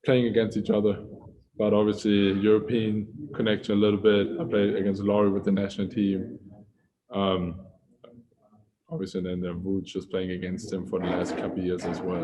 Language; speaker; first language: English; non-native, fluent; German